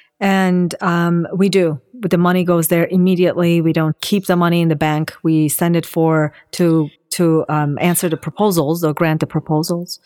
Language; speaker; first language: English; non-native, fluent; Assyrian Neo-Aramaic